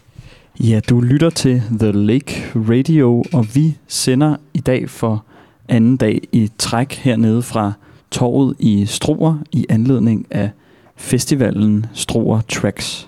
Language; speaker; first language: Danish; native; Danish